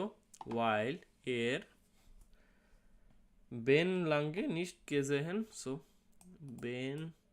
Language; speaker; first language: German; non-native, learner; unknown